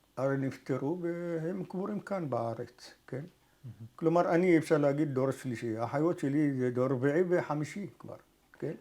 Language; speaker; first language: Hebrew; early bilingual, other home language; Arabic